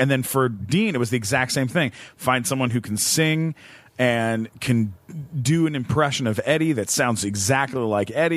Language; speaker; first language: English; native; English